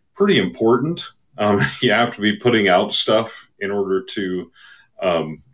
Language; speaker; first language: English; native; English